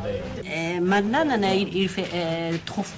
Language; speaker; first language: French; non-native, learner; Japanese